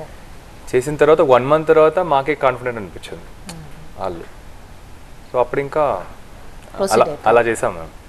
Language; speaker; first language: Telugu; native; Telugu